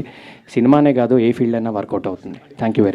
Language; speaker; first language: Telugu; native; Telugu